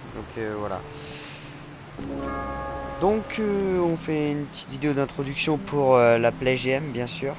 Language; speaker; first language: French; native; French